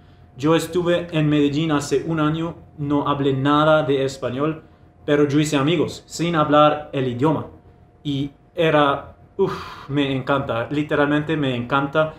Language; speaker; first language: Spanish; non-native, fluent; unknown